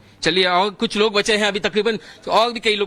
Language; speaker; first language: Hindi; native; Hindi